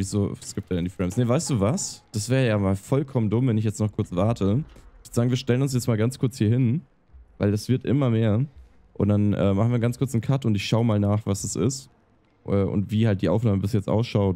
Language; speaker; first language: German; native; German